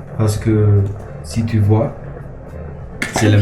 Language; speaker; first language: French; non-native, learner; English